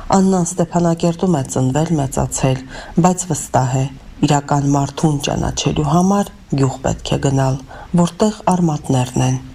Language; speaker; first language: Armenian; native; Armenian